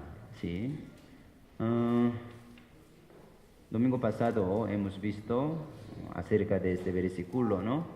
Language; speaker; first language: Spanish; non-native, fluent; Korean